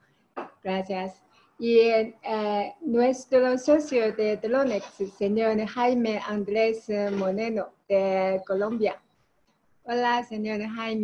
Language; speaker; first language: Spanish; non-native, learner; Chinese